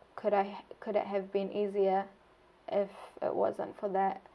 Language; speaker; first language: English; non-native, fluent; Arabic